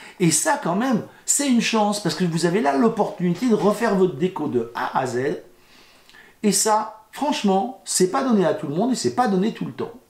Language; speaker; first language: French; native; French